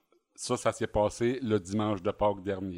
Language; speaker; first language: French; native; French